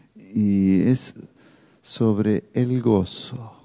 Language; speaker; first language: Portuguese; non-native, learner; Spanish